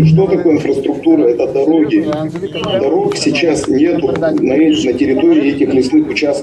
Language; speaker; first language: Russian; native; Russian